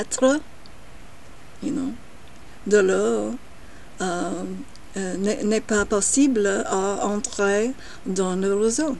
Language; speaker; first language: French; non-native, learner; English